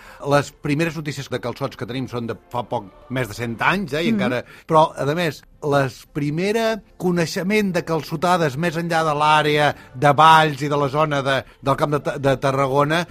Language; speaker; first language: Catalan; native; Catalan